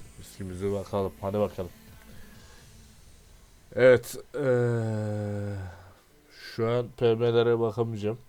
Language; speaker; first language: Turkish; native; Turkish